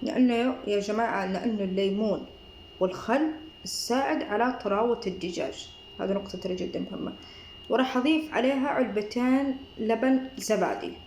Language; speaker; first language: Arabic; native; Arabic